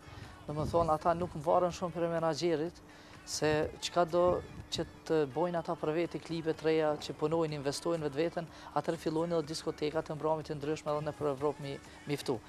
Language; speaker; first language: Albanian; native; Albanian